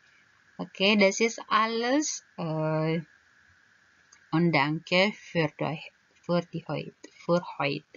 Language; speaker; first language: German; non-native, fluent; Indonesian